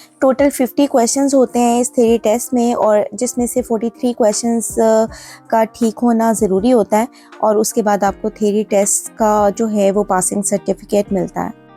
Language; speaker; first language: Urdu; native; Urdu